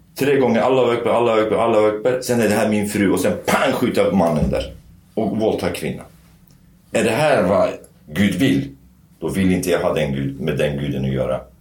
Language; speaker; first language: Swedish; non-native, fluent; Kurdish